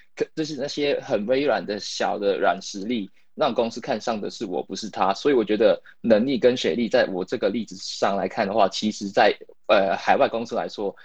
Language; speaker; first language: Chinese; non-native, local second language; Cantonese